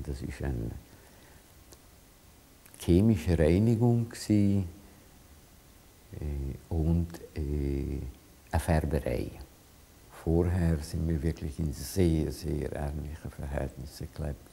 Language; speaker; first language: German; non-native, fluent; Hungarian